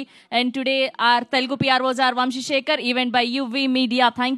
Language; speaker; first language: Telugu; native; Telugu